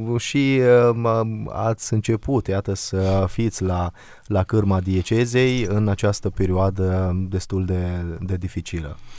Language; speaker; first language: Romanian; native; Romanian